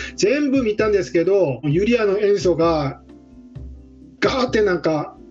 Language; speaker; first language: Japanese; non-native, fluent; Korean